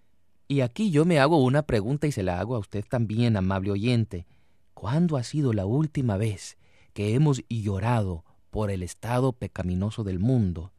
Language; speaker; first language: Spanish; native; Spanish